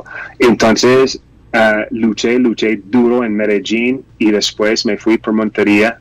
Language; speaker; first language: Spanish; non-native, fluent; English